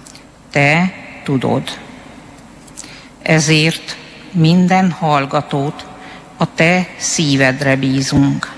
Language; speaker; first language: Hungarian; native; Hungarian